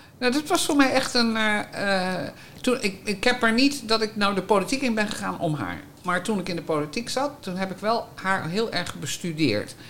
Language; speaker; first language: Dutch; native; Dutch